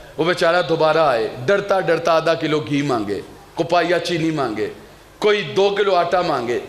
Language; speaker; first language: Urdu; non-native, local second language; Punjabi